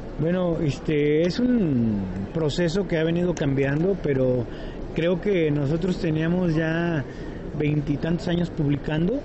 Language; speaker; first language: Spanish; native; Spanish